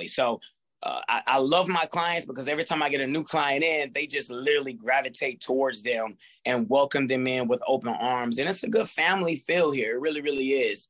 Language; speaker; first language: English; native; English